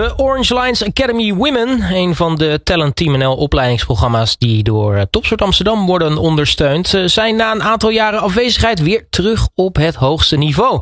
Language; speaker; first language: Dutch; native; Dutch